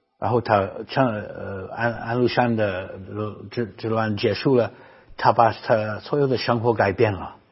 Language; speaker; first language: Chinese; non-native, fluent; English